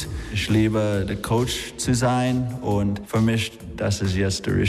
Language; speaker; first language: German; non-native, learner; English